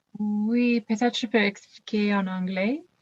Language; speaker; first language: French; non-native, learner; English